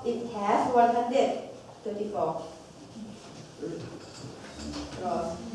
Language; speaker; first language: English; non-native, local second language; Thai